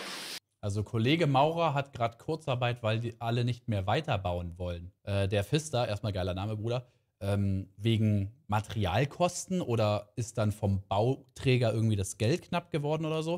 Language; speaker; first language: German; native; German